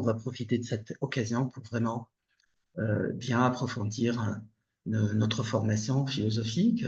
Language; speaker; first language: French; non-native, local second language; Arabic